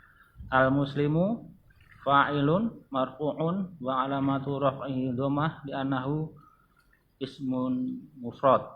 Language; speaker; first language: Arabic; non-native, learner; Indonesian